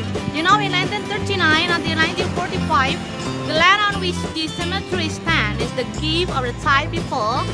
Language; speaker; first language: English; non-native, local second language; Indonesian